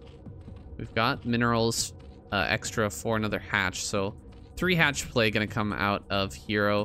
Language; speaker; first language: English; native; English